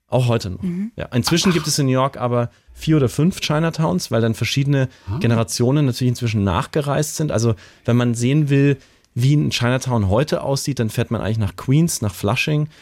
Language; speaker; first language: German; native; German